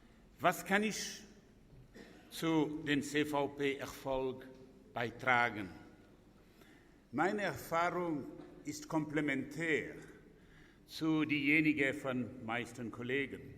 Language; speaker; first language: German; non-native, local second language; French